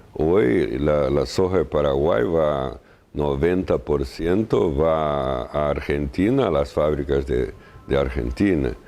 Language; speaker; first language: Spanish; non-native, fluent; Portuguese